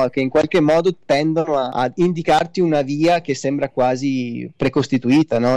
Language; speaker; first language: Italian; native; Italian